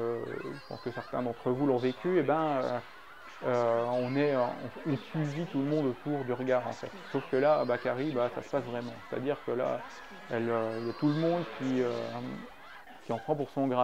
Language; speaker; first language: French; native; French